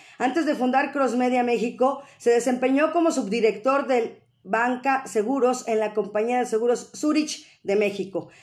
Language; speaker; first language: Spanish; native; Spanish